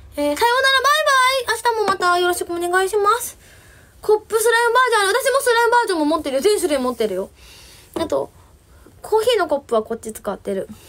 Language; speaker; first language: Japanese; native; Japanese